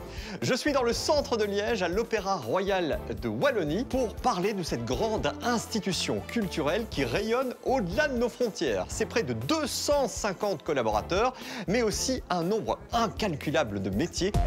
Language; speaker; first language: French; native; French